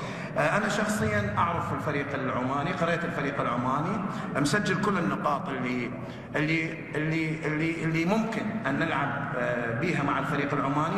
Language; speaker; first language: Arabic; native; Arabic